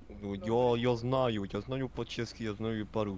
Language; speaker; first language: Russian; non-native, learner; Czech